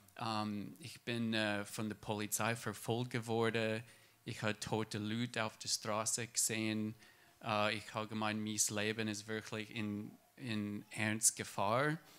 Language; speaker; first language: German; non-native, fluent; English